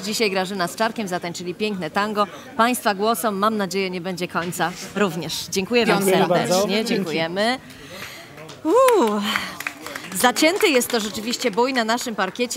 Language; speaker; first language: Polish; native; Polish